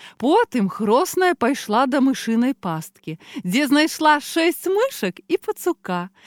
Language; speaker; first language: Belarusian; native; Belarusian